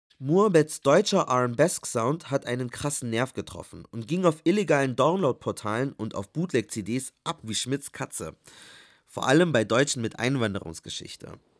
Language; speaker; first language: German; native; German